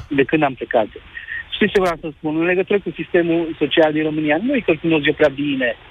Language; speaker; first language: Romanian; native; Romanian